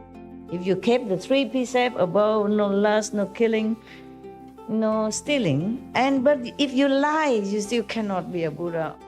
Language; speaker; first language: English; non-native, fluent; Vietnamese